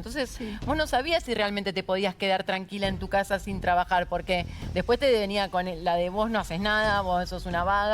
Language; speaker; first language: Spanish; native; Spanish